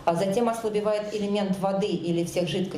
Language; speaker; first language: Russian; native; Russian